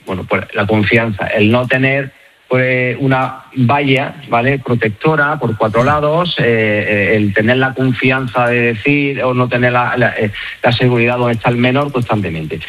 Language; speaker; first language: Spanish; native; Spanish